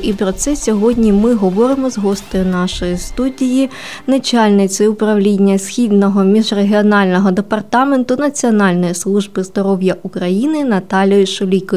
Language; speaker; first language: Ukrainian; native; Ukrainian